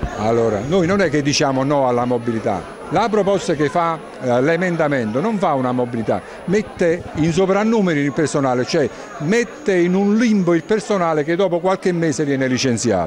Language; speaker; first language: Italian; native; Italian